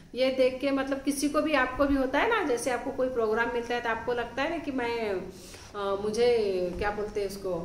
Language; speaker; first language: Hindi; non-native, local second language; Marathi